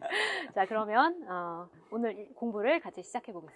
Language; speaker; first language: Korean; native; Korean